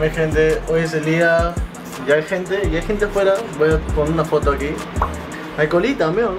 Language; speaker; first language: Spanish; native; Spanish